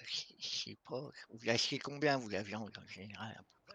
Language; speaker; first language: French; native; French